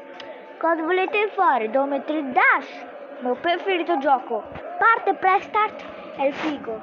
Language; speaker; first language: Italian; early bilingual, other home language; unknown